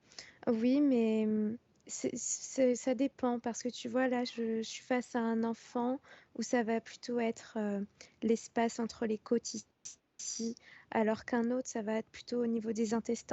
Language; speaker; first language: French; native; French